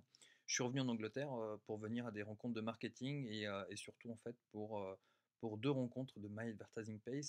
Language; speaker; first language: French; native; French